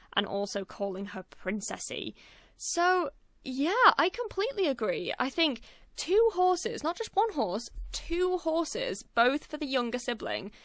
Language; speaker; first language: English; native; English